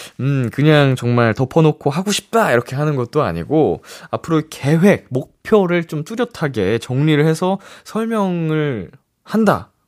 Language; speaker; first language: Korean; native; Korean